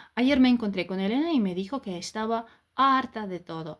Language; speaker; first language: Spanish; non-native, fluent; Ukrainian